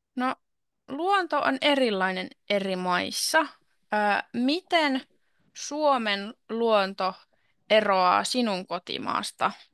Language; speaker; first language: Finnish; native; Finnish